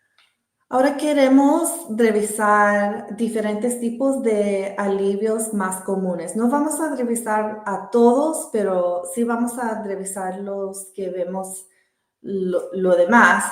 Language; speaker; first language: Spanish; early bilingual, heritage; Spanish